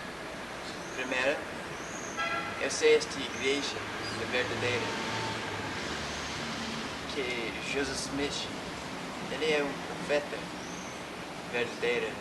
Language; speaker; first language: Portuguese; non-native, learner; English